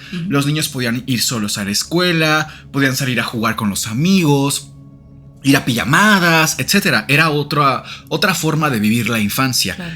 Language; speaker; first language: Spanish; native; Spanish